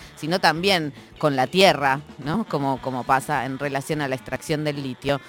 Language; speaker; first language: Spanish; native; Spanish